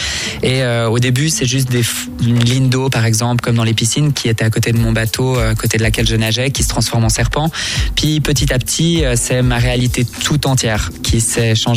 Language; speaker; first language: French; native; French